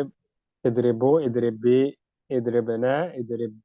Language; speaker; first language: Arabic; non-native, learner; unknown